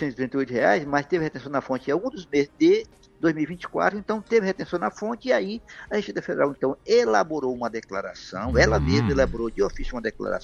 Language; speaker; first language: Portuguese; native; Portuguese